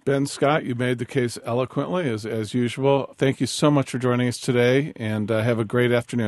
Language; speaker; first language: English; native; English